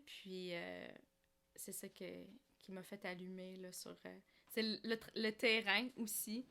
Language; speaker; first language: French; early bilingual, other home language; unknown